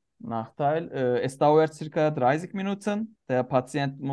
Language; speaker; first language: German; non-native, learner; Turkish